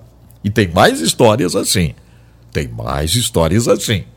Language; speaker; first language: Portuguese; native; Portuguese